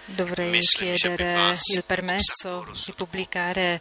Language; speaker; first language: Italian; non-native, fluent; Czech